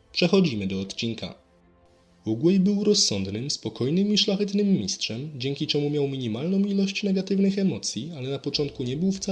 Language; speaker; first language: Polish; native; Polish